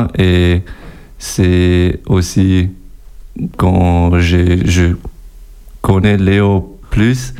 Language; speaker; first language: French; non-native, local second language; German